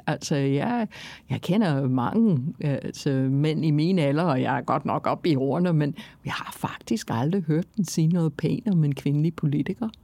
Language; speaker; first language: Danish; non-native, fluent; English